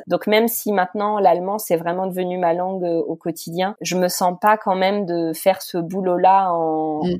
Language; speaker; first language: French; native; French